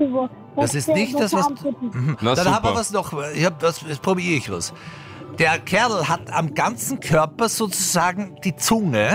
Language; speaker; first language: German; native; German